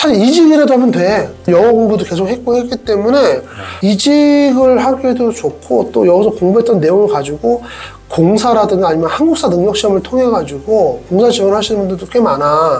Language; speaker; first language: Korean; native; Korean